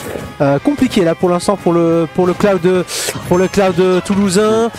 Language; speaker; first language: French; native; French